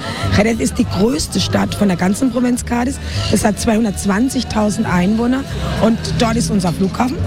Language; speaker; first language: German; non-native, fluent; Spanish